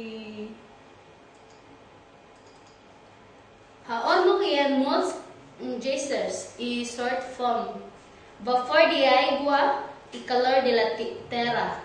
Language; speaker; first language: Catalan; non-native, learner; Cebuano